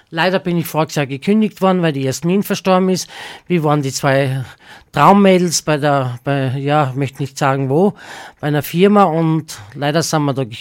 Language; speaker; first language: German; native; German